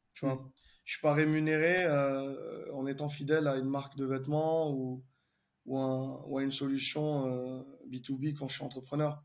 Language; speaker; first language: French; non-native, local second language; Arabic